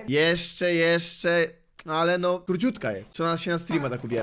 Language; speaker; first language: Polish; native; Polish